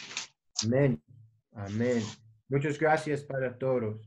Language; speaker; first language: Spanish; non-native, learner; English